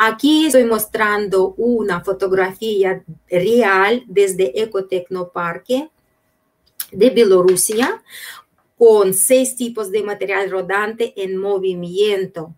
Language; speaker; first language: Spanish; non-native, fluent; Russian